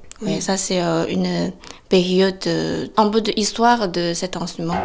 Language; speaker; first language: French; non-native, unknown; Chinese